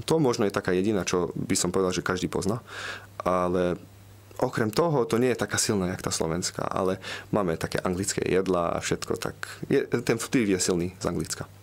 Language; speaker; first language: Slovak; early bilingual, heritage; Slovak